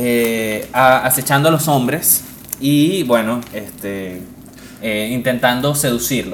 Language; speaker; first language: Spanish; native; Spanish